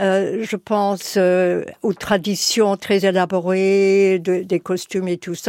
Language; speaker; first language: French; non-native, fluent; English